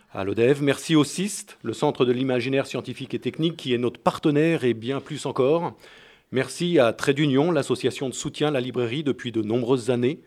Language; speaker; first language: French; native; French